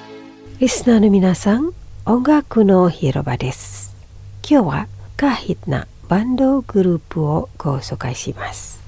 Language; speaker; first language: Japanese; non-native, fluent; Indonesian